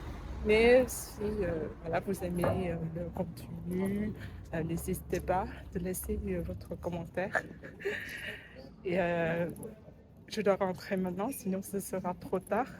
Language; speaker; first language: French; non-native, learner; Vietnamese